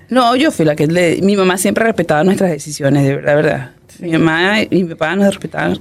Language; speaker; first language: Spanish; native; Spanish